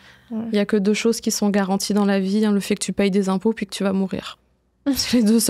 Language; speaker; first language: French; native; French